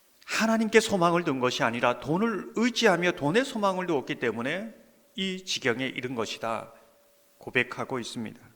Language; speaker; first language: Korean; native; Korean